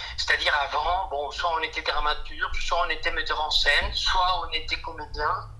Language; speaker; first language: French; non-native, fluent; Spanish